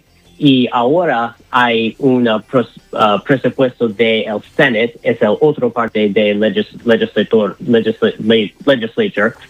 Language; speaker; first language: Spanish; non-native, learner; English